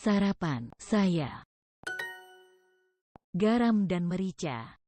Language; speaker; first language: Indonesian; non-native, learner; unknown